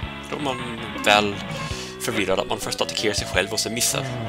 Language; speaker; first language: Swedish; native; Swedish